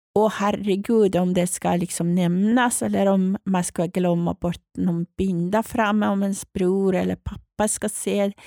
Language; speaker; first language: Swedish; non-native, fluent; Persian